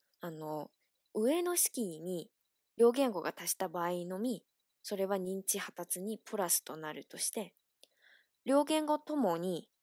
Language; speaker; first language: Japanese; non-native, fluent; Chinese